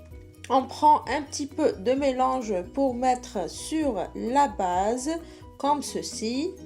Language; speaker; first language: French; non-native, local second language; Arabic